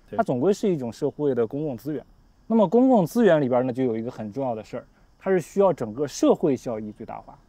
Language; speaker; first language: Chinese; native; Chinese